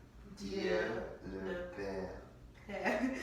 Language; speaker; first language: French; non-native, learner; English